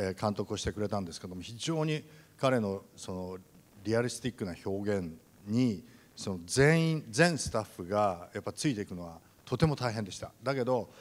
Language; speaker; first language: Japanese; native; Japanese